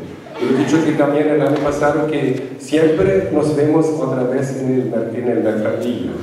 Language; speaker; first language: Spanish; non-native, fluent; German